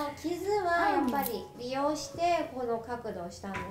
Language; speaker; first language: Japanese; non-native, fluent; Chinese